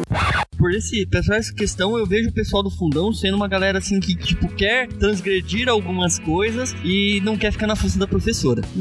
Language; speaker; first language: Portuguese; native; Portuguese